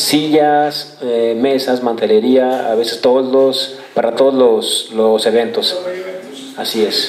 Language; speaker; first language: Spanish; native; Spanish